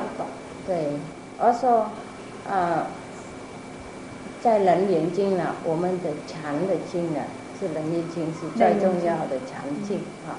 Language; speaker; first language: Chinese; non-native, fluent; Vietnamese